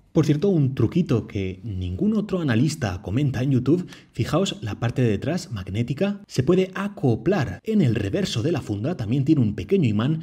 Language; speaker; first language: Spanish; native; Spanish